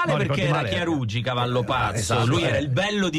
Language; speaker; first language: Italian; native; Italian